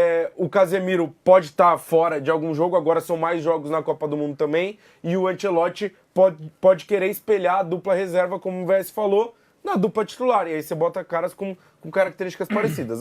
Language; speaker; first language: Portuguese; native; Portuguese